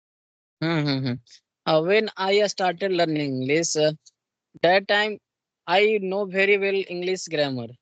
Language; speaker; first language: English; non-native, local second language; Hindi